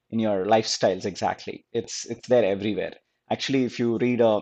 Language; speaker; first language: English; non-native, local second language; Telugu